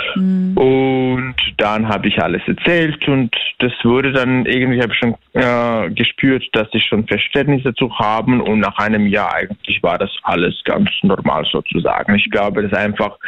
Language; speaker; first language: German; non-native, fluent; Bosnian